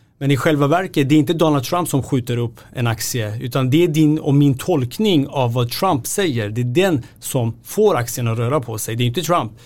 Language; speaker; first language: Swedish; native; Swedish